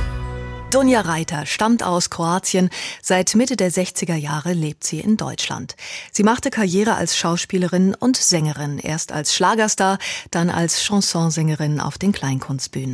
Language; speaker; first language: German; native; German